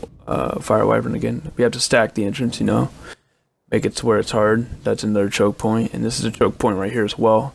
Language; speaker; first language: English; native; English